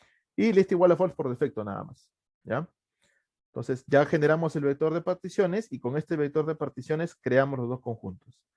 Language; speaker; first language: Spanish; native; Spanish